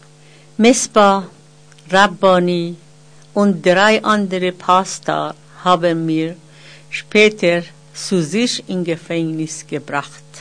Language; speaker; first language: German; non-native, fluent; Persian